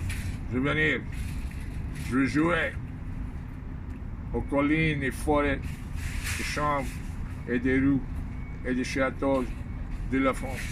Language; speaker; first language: French; non-native, learner; English